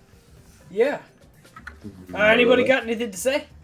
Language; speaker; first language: English; native; English